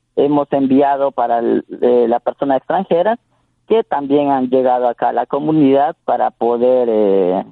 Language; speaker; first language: Spanish; non-native, local second language; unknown